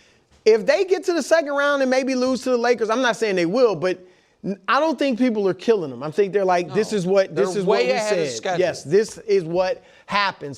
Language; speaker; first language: English; native; English